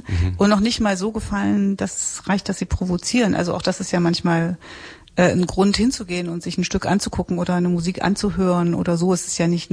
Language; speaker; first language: German; native; German